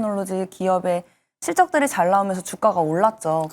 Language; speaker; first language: Korean; native; Korean